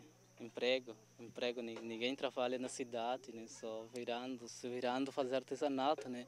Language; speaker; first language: Portuguese; non-native, local second language; Guarani